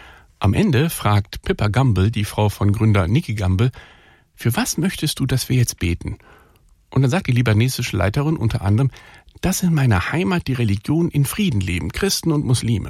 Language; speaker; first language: German; native; German